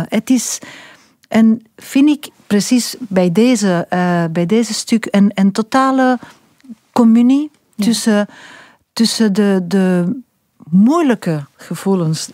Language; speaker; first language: Dutch; non-native, fluent; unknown